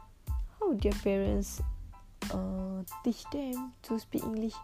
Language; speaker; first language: English; non-native, local second language; Malay